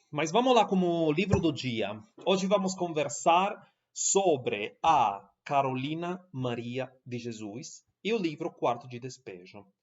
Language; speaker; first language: Portuguese; non-native, fluent; Italian